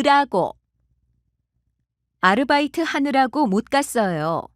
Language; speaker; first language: Korean; non-native, learner; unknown